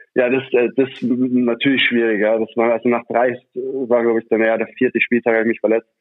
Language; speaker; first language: German; native; German